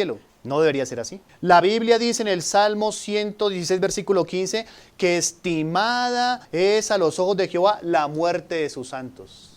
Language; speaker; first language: Spanish; native; Spanish